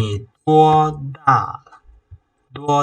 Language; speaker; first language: Chinese; non-native, fluent; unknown